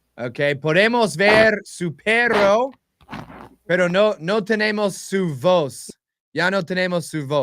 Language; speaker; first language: Spanish; non-native, learner; English